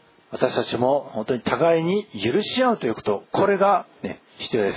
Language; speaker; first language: Japanese; native; Japanese